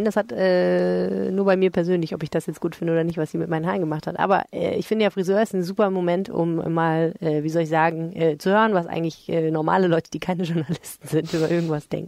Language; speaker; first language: German; native; German